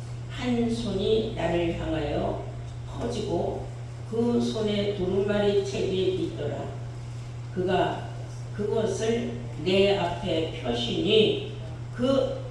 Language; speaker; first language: Korean; native; Korean